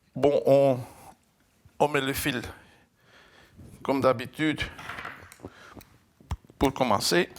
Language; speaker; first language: French; non-native, fluent; Dutch